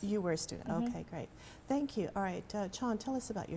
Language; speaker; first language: English; native; English